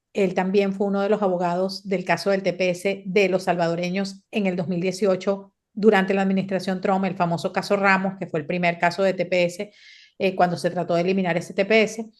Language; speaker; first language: Spanish; native; Spanish